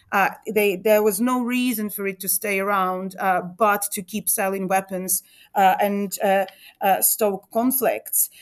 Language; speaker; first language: English; non-native, fluent; Ukrainian